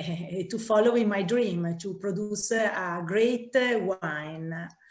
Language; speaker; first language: English; non-native, learner; Italian